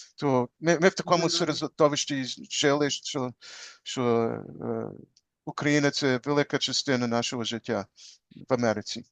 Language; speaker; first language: Ukrainian; early bilingual, heritage; Ukrainian